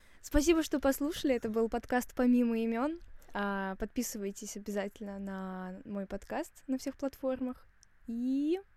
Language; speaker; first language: Russian; native; Russian